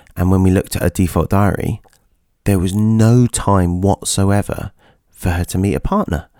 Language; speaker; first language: English; native; English